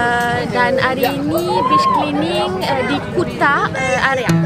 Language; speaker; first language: Indonesian; non-native, learner; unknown